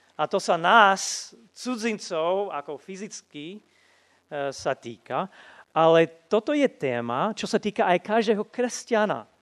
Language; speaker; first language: Slovak; non-native, fluent; English